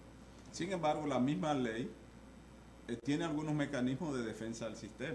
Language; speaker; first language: Spanish; native; Spanish